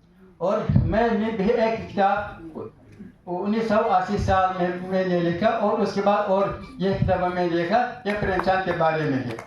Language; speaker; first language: Hindi; non-native, fluent; Tajik